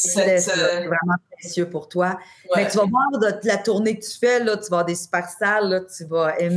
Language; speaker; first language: French; native; French